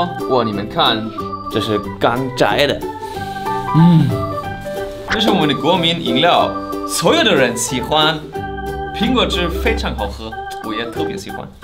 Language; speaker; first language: Chinese; non-native, fluent; German